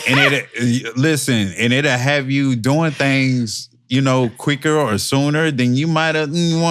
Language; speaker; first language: English; native; English